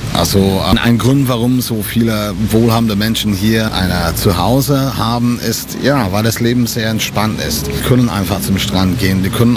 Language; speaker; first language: German; non-native, fluent; English